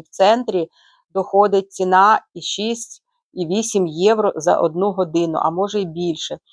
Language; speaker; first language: Ukrainian; native; Ukrainian